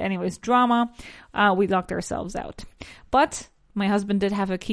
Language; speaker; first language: English; non-native, fluent; Spanish